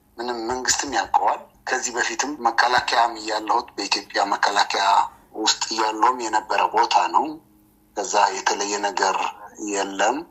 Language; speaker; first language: Amharic; non-native, local second language; Tigrinya